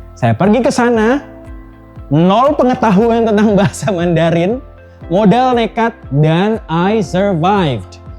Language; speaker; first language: Indonesian; native; Indonesian